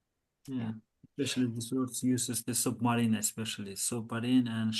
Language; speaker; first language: English; non-native, learner; Azerbaijani